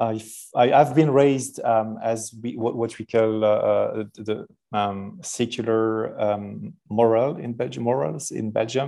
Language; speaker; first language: English; non-native, fluent; French